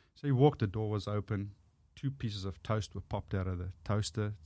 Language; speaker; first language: English; non-native, local second language; Afrikaans